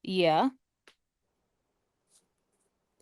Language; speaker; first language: English; native; English